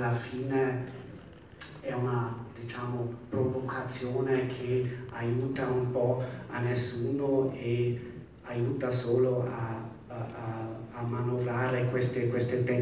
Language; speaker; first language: Italian; non-native, fluent; German